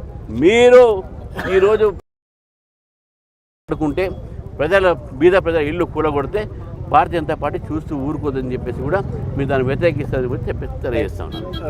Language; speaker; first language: Telugu; native; Telugu